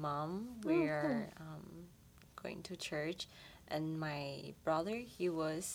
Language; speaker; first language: English; non-native, fluent; Chinese